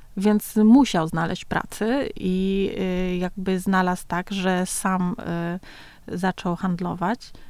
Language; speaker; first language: Polish; early bilingual, other home language; Vietnamese